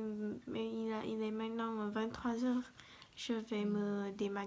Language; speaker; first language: French; non-native, learner; Vietnamese